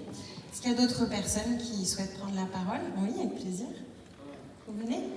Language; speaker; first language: French; native; French